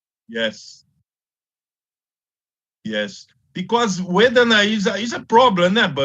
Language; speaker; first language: English; non-native, learner; Portuguese